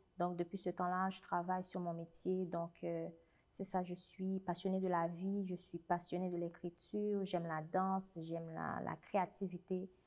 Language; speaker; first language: French; non-native, local second language; Haitian Creole